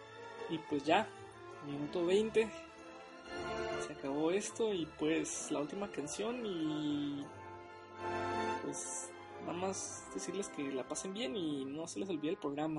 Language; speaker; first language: Spanish; native; Spanish